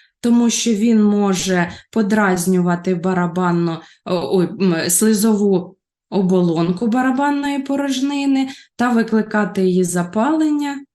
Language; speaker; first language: Ukrainian; native; Ukrainian